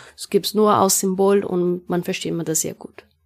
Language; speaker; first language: German; non-native, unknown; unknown